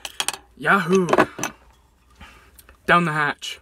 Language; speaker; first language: English; native; English